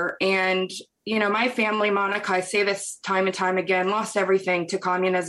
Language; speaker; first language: English; native; English